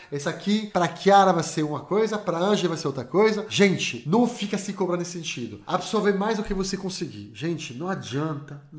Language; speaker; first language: Portuguese; non-native, fluent; French